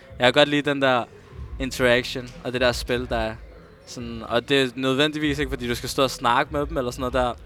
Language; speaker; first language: Danish; early bilingual, other home language; Spanish